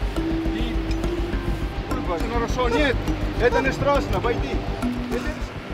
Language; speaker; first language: Russian; non-native, local second language; Estonian